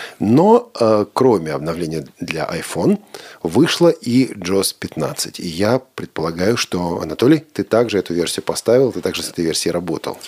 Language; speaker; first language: Russian; native; Russian